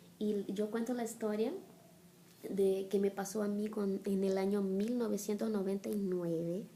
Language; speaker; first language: Spanish; non-native, fluent; Portuguese